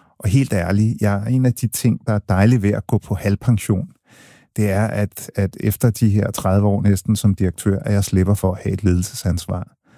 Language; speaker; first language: Danish; early bilingual, other home language; English